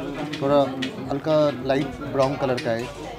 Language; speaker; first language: Hindi; native; Hindi